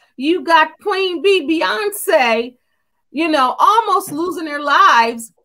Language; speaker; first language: English; native; English